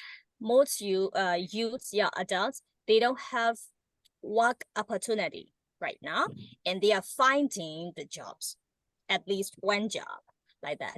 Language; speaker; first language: English; non-native, learner; Burmese